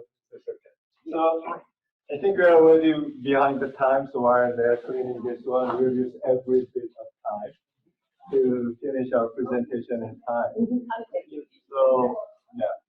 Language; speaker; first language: English; non-native, fluent; Korean